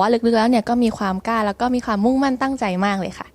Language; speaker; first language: Thai; native; Thai